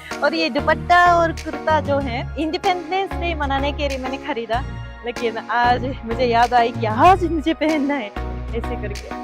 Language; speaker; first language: Hindi; non-native, fluent; Japanese